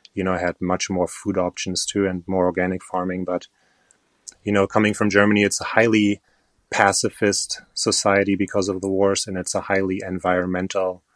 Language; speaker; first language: English; non-native, fluent; German